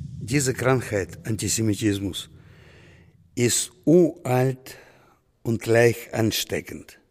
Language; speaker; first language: German; non-native, fluent; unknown